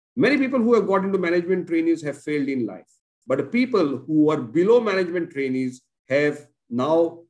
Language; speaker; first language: English; non-native, local second language; Konkani